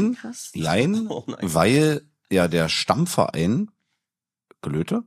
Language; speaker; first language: German; native; German